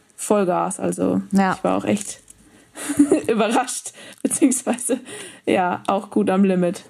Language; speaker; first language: German; native; German